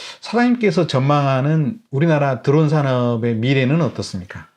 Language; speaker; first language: Korean; native; Korean